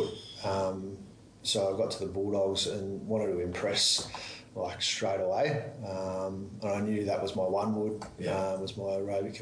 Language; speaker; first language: English; native; English